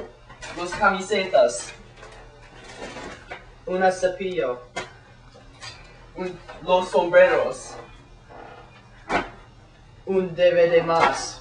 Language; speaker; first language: Spanish; non-native, learner; English